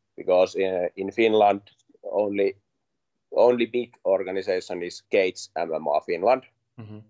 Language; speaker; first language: English; non-native, learner; Finnish